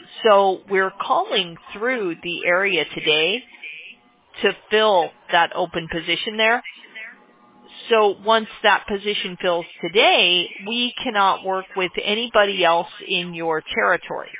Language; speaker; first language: English; native; English